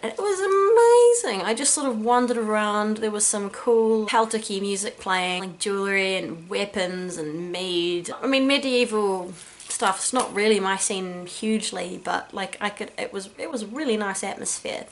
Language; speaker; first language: English; native; English